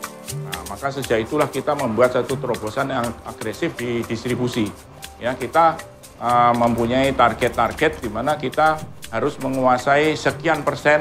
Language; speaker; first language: Indonesian; native; Indonesian